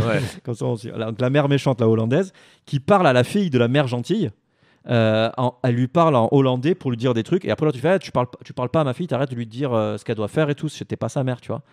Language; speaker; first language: French; native; French